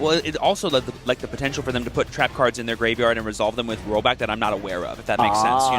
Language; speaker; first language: English; native; English